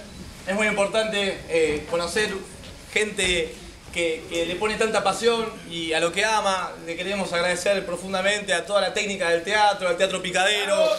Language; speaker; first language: Spanish; native; Spanish